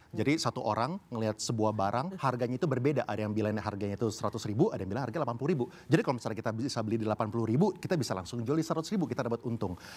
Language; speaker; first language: Indonesian; early bilingual, heritage; Indonesian